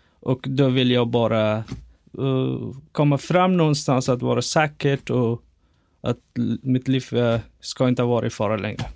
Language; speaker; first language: Swedish; non-native, fluent; Persian